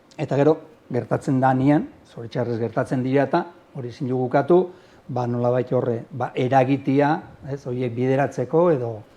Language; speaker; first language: Basque; native; Basque